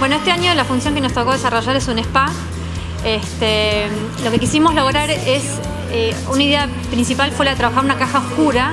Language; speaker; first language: Spanish; native; Spanish